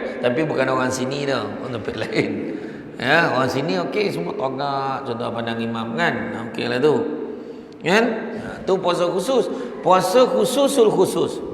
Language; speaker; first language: Malay; native; Malay